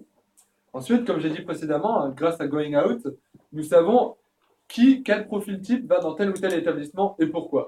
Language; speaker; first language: French; native; French